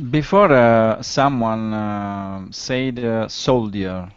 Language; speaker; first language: English; non-native, learner; Italian